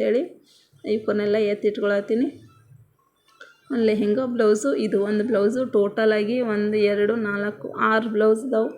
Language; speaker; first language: Kannada; native; Kannada